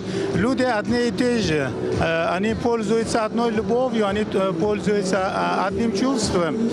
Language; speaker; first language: Russian; non-native, fluent; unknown